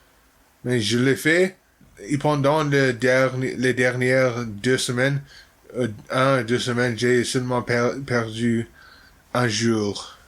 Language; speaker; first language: French; non-native, learner; English